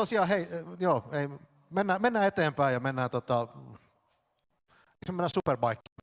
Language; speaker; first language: Finnish; native; Finnish